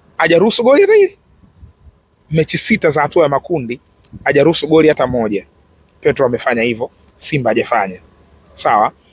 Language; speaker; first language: Swahili; native; Swahili